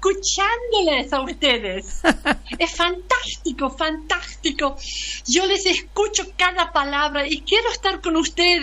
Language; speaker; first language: Spanish; non-native, learner; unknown